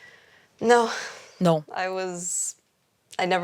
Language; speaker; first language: French; non-native, fluent; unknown